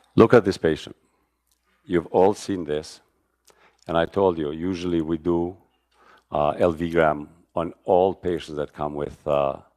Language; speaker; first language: English; non-native, fluent; Albanian